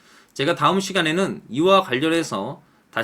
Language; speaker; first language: Korean; native; Korean